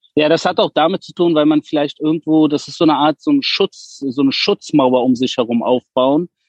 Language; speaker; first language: German; early bilingual, other home language; Persian